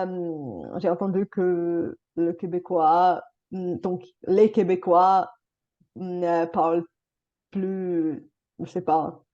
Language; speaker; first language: French; non-native, fluent; Bulgarian